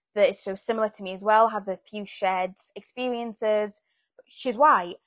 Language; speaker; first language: English; early bilingual, other home language; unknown